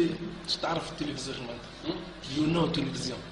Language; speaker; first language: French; non-native, learner; Arabic